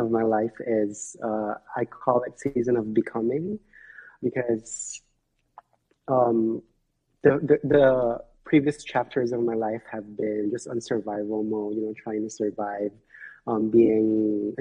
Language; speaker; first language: English; non-native, local second language; Filipino